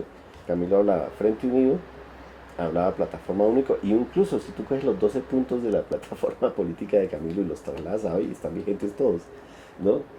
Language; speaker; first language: Spanish; native; Spanish